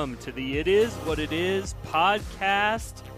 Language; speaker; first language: English; native; English